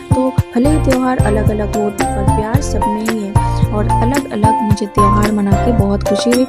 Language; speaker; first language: Hindi; non-native, local second language; Bangla